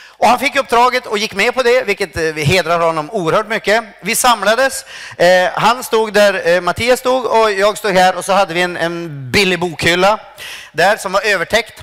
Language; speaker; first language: Swedish; native; Swedish